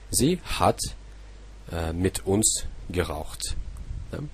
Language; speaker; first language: German; non-native, fluent; Russian